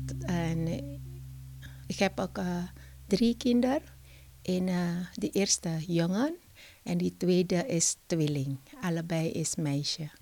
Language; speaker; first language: Dutch; non-native, learner; Indonesian